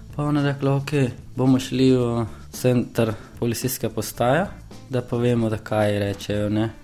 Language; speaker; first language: Slovenian; non-native, learner; Persian